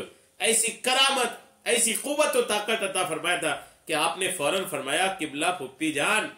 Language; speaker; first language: Urdu; native; Urdu